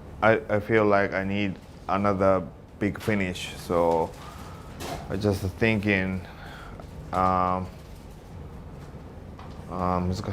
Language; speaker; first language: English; non-native, learner; Japanese